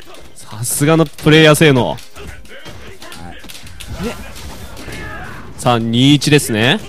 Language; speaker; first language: Japanese; native; Japanese